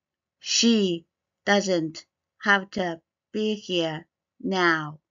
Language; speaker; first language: English; non-native, fluent; Chinese